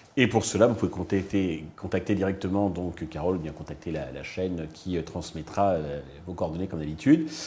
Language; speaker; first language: French; native; French